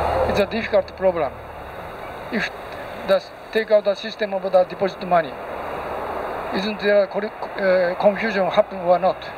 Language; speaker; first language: English; non-native, learner; Japanese